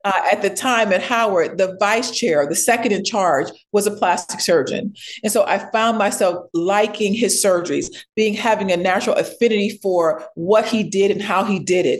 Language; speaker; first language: English; native; English